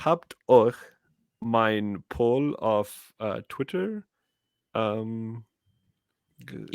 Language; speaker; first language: German; non-native, learner; English